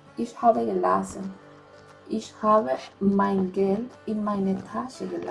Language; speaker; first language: German; non-native, fluent; Spanish